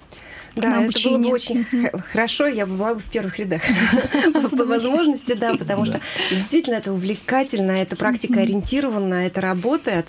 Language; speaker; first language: Russian; native; Russian